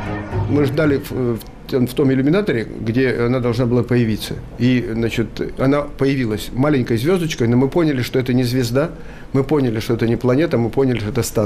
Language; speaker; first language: Russian; native; Russian